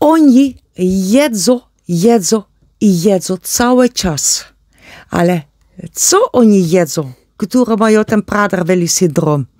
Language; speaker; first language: Polish; non-native, learner; Dutch